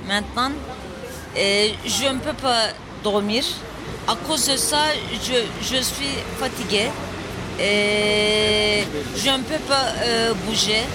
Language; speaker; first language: French; non-native, learner; Turkish